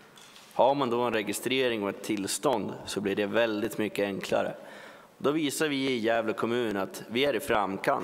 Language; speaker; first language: Swedish; native; Swedish